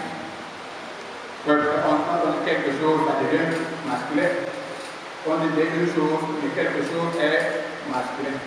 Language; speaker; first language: French; non-native, local second language; Basaa